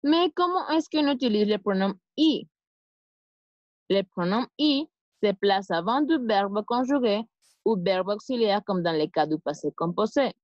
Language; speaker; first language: French; non-native, fluent; Spanish